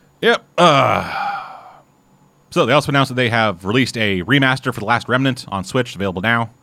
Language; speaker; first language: English; native; English